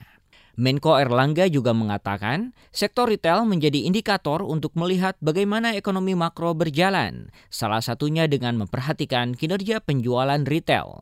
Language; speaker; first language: Indonesian; native; Indonesian